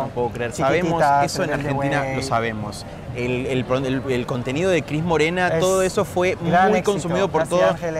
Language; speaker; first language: Spanish; native; Spanish